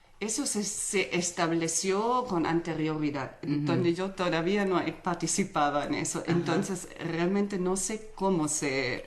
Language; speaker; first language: Spanish; non-native, fluent; German